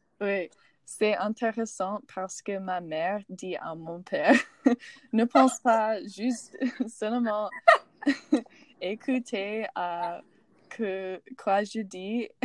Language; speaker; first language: French; non-native, learner; English